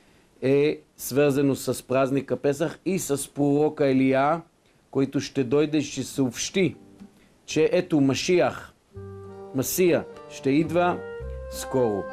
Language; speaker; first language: Bulgarian; non-native, fluent; Hebrew